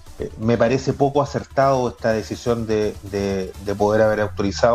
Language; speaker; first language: Spanish; native; Spanish